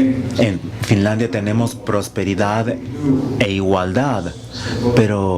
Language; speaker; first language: Spanish; non-native, fluent; Finnish